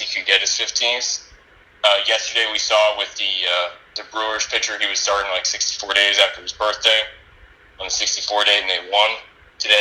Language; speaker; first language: English; native; English